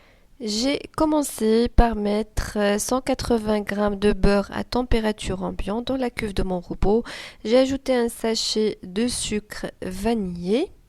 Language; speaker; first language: French; non-native, local second language; Arabic